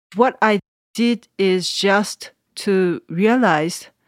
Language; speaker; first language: English; non-native, learner; Japanese